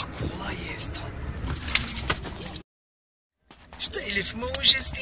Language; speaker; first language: Russian; non-native, learner; Turkish